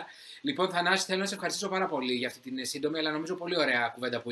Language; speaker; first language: Greek; native; Greek